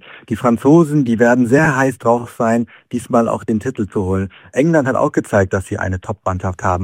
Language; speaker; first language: German; native; German